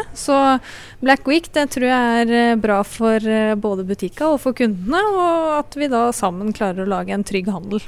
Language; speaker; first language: Norwegian; native; Norwegian